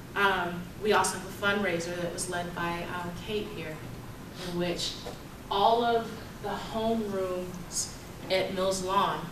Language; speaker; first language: English; native; English